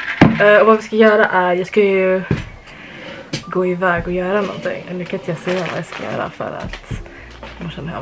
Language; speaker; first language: Swedish; early bilingual, other home language; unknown